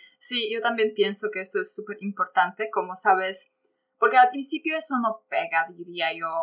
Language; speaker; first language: Spanish; non-native, fluent; Polish